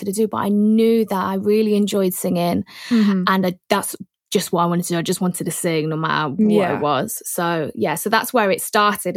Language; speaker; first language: English; native; English